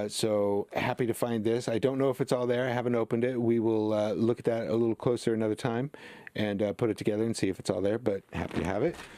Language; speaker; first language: English; native; English